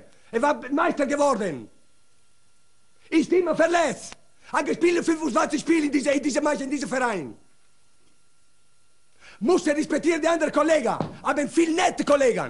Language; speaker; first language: German; non-native, learner; Italian